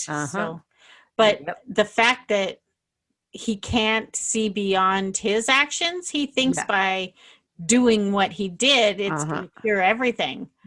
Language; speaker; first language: English; native; English